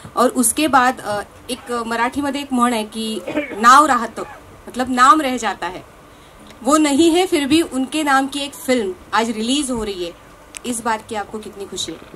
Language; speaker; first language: Hindi; non-native, local second language; Marathi